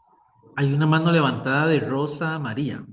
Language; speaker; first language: Spanish; native; Spanish